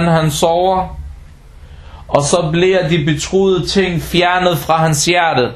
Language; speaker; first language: Danish; early bilingual, other home language; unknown